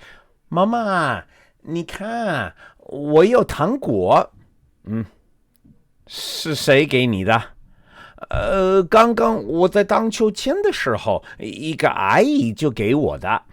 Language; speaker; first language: Chinese; non-native, fluent; English